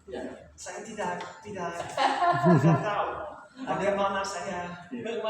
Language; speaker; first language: Indonesian; non-native, fluent; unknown